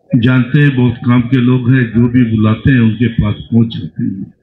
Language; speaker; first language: Hindi; non-native, local second language; Bangla